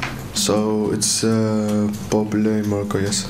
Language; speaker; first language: English; non-native, learner; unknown